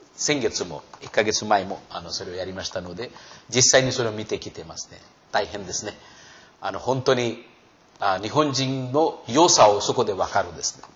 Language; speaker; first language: Japanese; non-native, fluent; Hindi